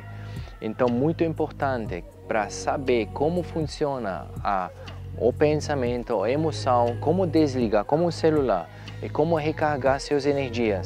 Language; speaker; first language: Portuguese; non-native, learner; German